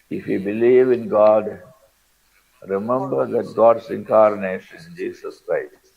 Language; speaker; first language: English; non-native, local second language; Malayalam